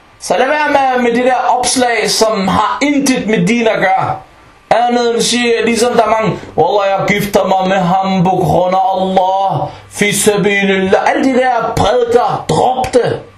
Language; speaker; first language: Danish; non-native, local second language; Arabic